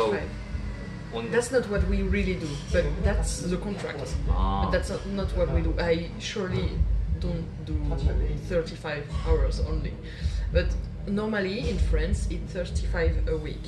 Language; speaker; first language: English; non-native, fluent; French